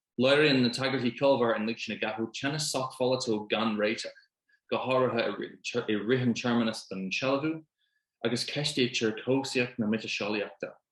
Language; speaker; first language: Irish; non-native, local second language; English